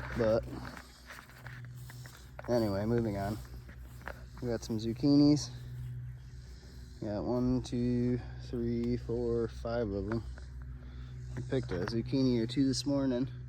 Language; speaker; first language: English; native; English